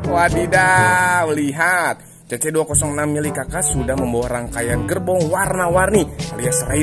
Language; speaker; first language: Indonesian; native; Indonesian